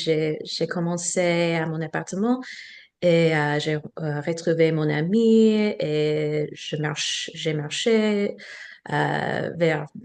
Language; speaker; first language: French; non-native, learner; English